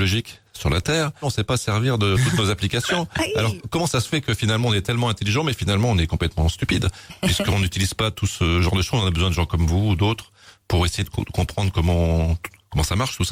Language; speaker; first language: French; native; French